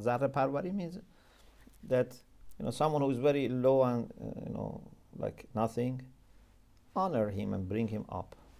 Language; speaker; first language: English; non-native, fluent; Persian